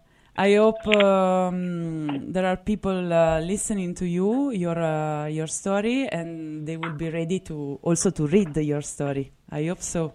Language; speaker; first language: English; non-native, fluent; Italian